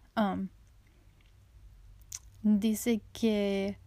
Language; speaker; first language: Spanish; non-native, learner; English